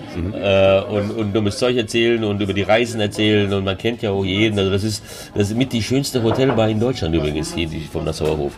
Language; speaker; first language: German; early bilingual, other home language; Hungarian